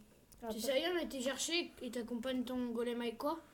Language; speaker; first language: French; native; French